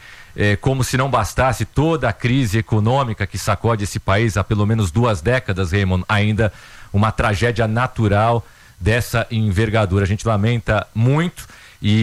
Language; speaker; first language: Portuguese; native; Portuguese